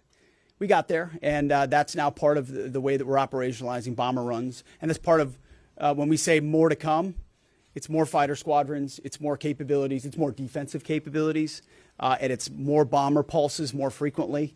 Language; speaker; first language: English; native; English